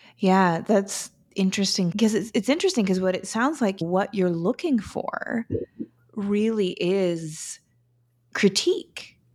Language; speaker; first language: English; native; English